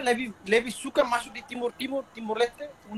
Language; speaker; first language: Indonesian; non-native, local second language; Tetum